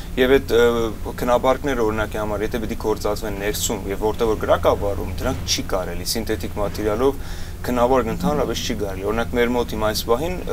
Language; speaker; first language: Armenian; early bilingual, heritage; Armenian